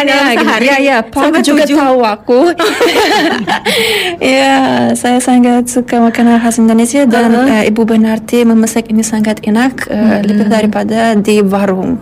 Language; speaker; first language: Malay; non-native, learner; Uzbek